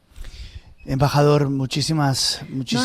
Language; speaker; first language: Spanish; native; Spanish